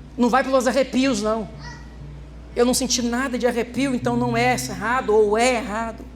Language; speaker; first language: Portuguese; native; Portuguese